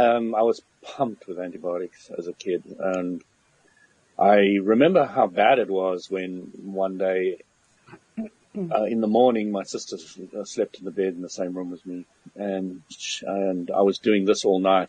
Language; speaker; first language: English; native; English